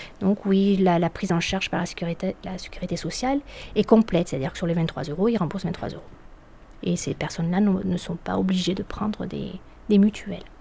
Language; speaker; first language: French; native; French